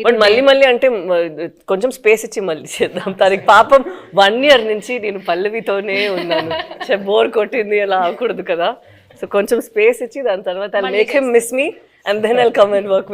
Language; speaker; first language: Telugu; non-native, fluent; Tamil